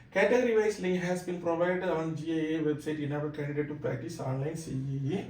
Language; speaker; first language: English; non-native, local second language; Tamil